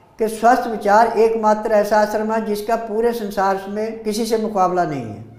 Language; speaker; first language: Hindi; native; Hindi